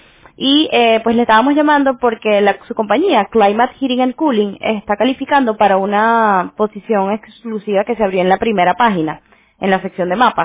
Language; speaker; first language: Spanish; non-native, fluent; English